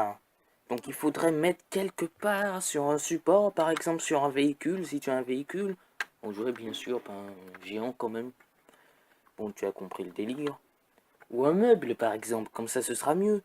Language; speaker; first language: French; native; French